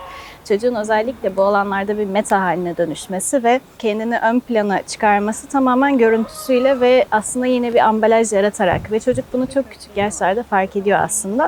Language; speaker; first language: Turkish; native; Turkish